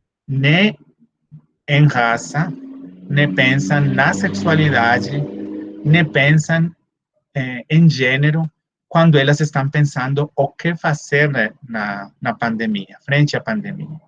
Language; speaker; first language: Portuguese; non-native, fluent; Spanish